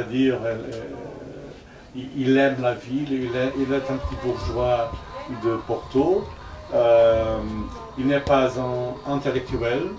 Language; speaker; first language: French; non-native, fluent; Portuguese